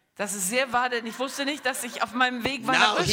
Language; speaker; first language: German; non-native, learner; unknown